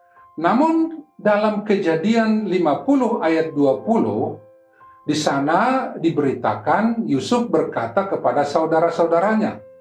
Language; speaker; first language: Malay; native; Malay